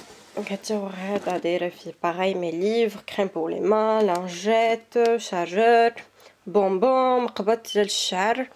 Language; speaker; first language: Arabic; early bilingual, heritage; Arabic